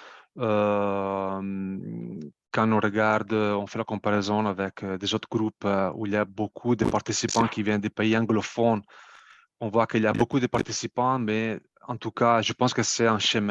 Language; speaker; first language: French; non-native, fluent; Italian